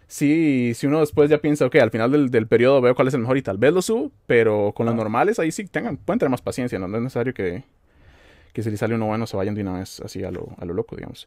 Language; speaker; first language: Spanish; native; Spanish